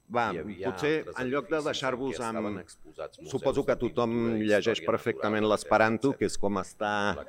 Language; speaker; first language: Catalan; early bilingual, heritage; Catalan